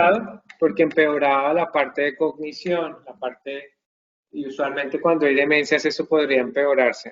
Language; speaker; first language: Spanish; native; Spanish